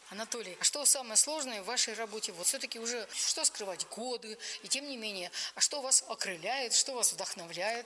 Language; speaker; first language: Russian; native; Russian